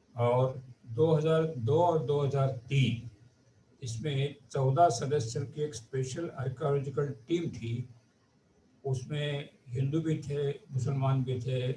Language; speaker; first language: Hindi; non-native, local second language; Marathi